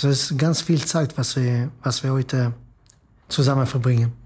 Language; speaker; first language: German; non-native, fluent; Swedish